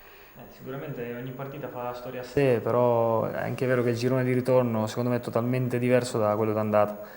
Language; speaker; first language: Italian; native; Italian